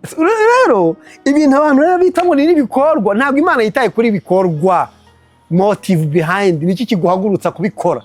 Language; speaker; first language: Kinyarwanda; native; Kinyarwanda